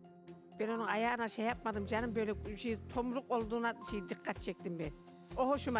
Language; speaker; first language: Turkish; native; Turkish